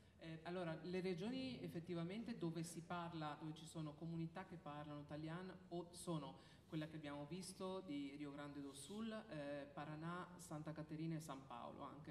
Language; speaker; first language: Italian; native; Italian